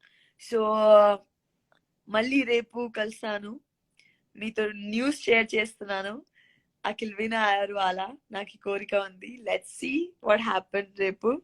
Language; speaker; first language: Telugu; non-native, learner; Gujarati